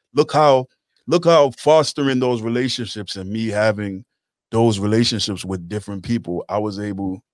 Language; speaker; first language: English; native; English